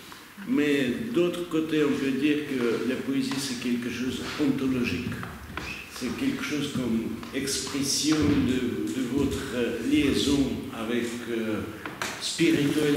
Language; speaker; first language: French; non-native, learner; Russian